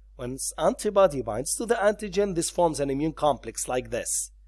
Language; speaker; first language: English; non-native, local second language; Arabic